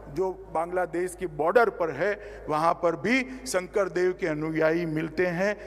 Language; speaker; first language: Hindi; non-native, local second language; Gujarati